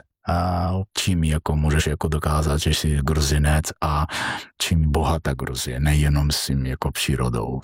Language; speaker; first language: Czech; non-native, fluent; Georgian